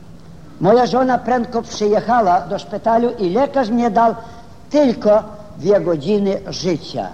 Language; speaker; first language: Polish; non-native, fluent; Ukrainian